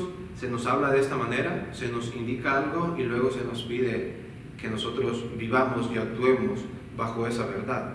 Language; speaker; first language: Spanish; native; Spanish